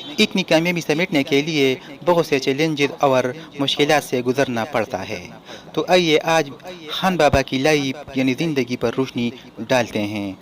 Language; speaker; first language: Urdu; non-native, local second language; Pashto